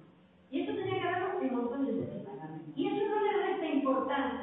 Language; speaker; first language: Spanish; native; Spanish